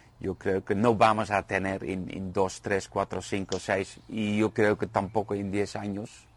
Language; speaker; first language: Spanish; non-native, fluent; Dutch